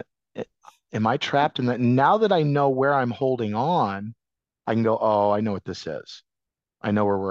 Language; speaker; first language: English; native; English